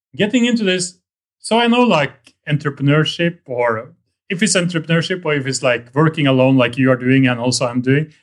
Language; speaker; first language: English; non-native, fluent; Norwegian